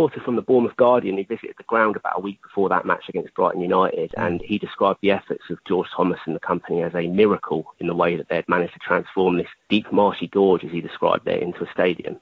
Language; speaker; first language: English; native; English